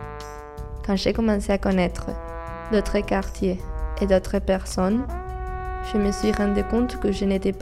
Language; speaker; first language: French; non-native, learner; Spanish